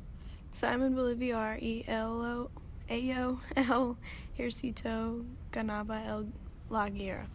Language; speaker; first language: Spanish; non-native, learner; English